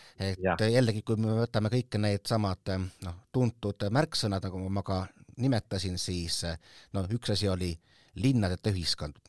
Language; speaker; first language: Estonian; non-native, local second language; Russian